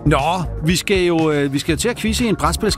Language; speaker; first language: Danish; native; Danish